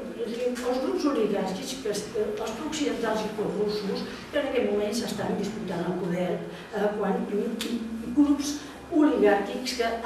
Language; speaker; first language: Catalan; native; Catalan